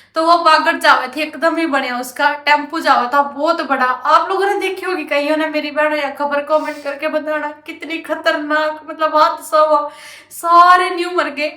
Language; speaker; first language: Hindi; native; Hindi